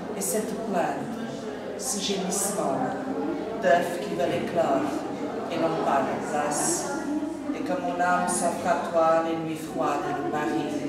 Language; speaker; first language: French; early bilingual, other home language; Portuguese